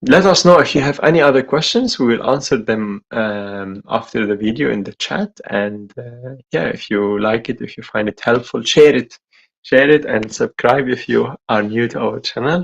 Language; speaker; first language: English; non-native, fluent; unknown